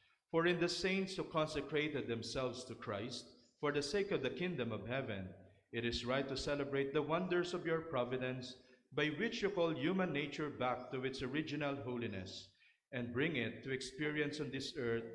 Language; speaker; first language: English; non-native, local second language; Filipino